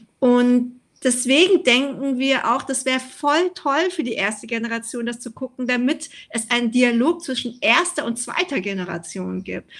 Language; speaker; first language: German; early bilingual, other home language; Vietnamese